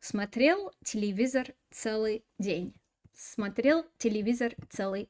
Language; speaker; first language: Russian; non-native, fluent; English